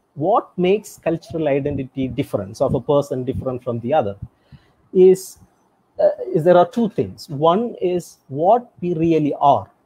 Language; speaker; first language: English; non-native, local second language; Tamil